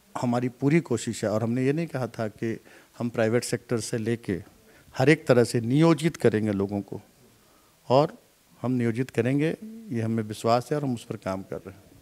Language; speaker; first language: Hindi; native; Hindi